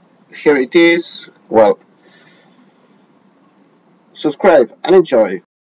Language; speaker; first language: English; non-native, learner; Spanish